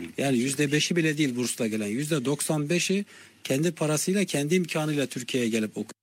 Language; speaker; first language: Turkish; native; Turkish